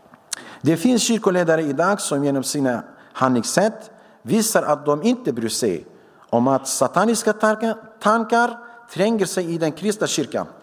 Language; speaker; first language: Swedish; non-native, fluent; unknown